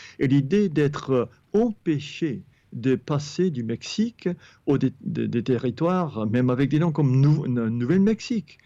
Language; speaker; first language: French; non-native, fluent; English